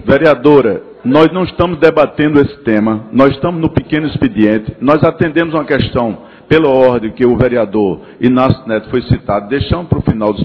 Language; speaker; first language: Portuguese; native; Portuguese